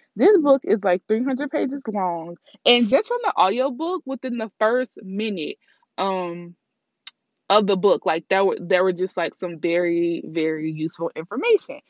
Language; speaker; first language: English; native; English